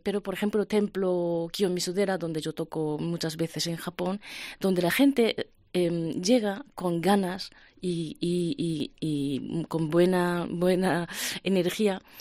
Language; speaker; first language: Spanish; non-native, fluent; Japanese